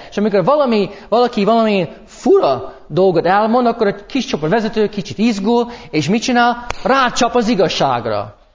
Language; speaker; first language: Hungarian; non-native, fluent; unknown